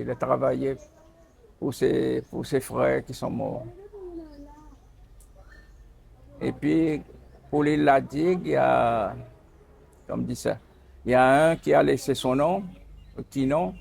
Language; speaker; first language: French; non-native, local second language; Seselwa Creole French